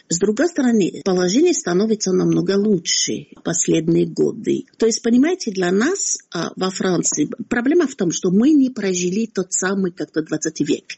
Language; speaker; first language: Russian; non-native, fluent; French